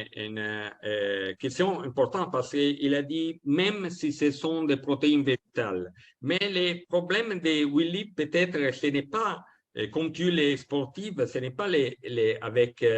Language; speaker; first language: French; non-native, learner; Italian